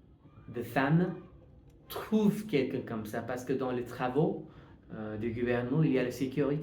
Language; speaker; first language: French; non-native, fluent; Hindi